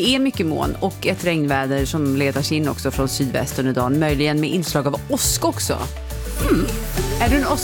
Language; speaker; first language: Swedish; native; Swedish